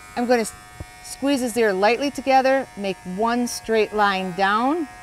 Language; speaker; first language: English; native; English